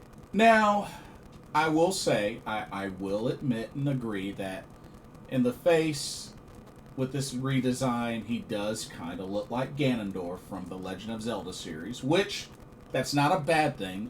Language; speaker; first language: English; native; English